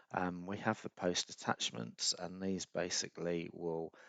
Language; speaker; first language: English; native; English